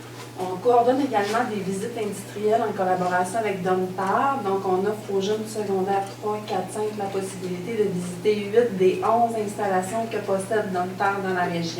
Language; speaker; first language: French; native; French